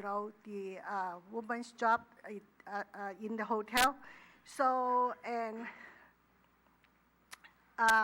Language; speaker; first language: English; non-native, learner; Chinese